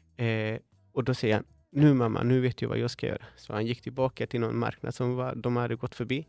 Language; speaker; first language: Swedish; non-native, fluent; Spanish